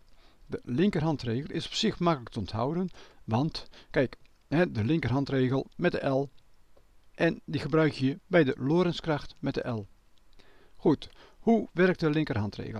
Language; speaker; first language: Dutch; native; Dutch